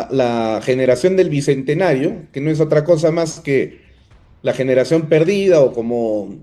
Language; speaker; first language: Spanish; native; Spanish